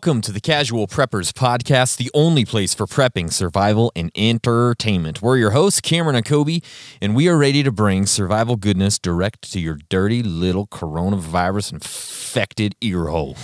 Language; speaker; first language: English; native; English